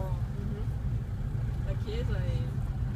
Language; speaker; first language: Italian; non-native, learner; English